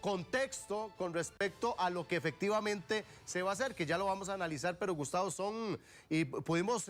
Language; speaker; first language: Spanish; native; Spanish